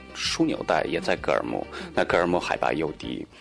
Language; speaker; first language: Chinese; non-native, local second language; Tibetan